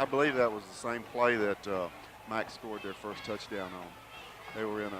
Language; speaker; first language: English; native; English